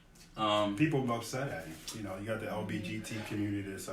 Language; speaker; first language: English; native; English